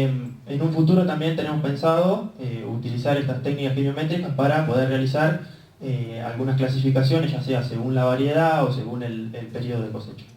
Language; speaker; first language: Spanish; native; Spanish